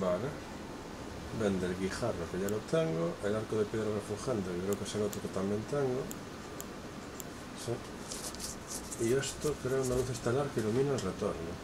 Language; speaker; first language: Spanish; native; Spanish